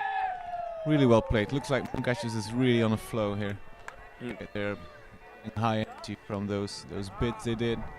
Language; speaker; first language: English; non-native, fluent; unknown